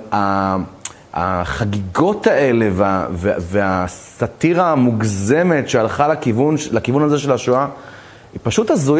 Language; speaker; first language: Hebrew; native; Hebrew